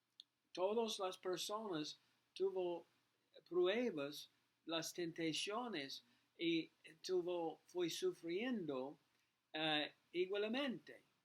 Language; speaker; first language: Spanish; non-native, learner; English